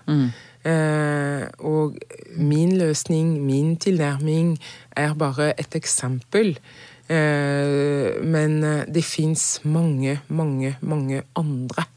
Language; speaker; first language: Norwegian; non-native, fluent; French